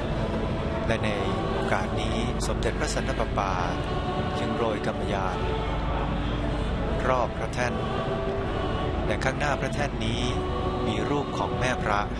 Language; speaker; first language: Thai; native; Thai